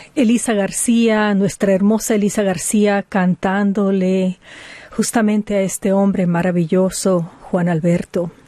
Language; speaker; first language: Spanish; native; Spanish